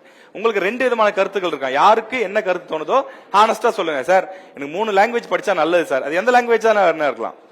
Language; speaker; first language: Tamil; native; Tamil